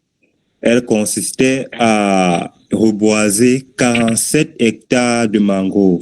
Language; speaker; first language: French; native; French